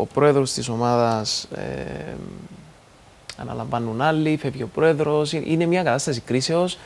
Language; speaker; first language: Greek; native; Greek